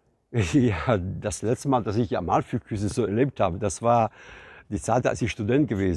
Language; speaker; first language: German; non-native, fluent; Italian